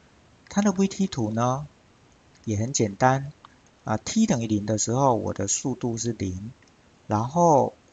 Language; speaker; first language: Chinese; native; Chinese